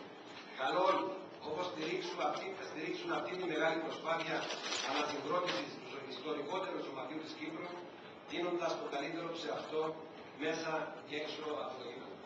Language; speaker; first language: Greek; native; Greek